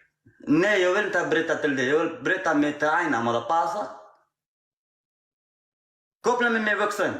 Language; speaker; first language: Swedish; non-native, learner; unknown